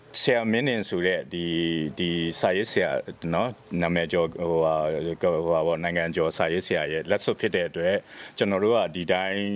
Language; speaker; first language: Burmese; native; Burmese